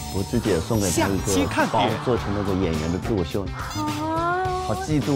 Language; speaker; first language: Chinese; native; Chinese